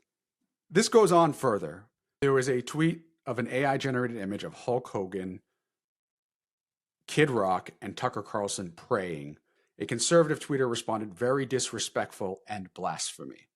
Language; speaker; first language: English; native; English